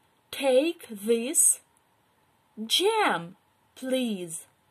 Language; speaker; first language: English; non-native, fluent; Ukrainian